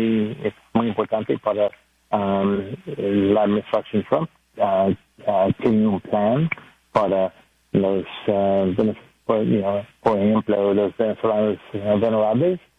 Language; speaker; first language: Spanish; non-native, learner; English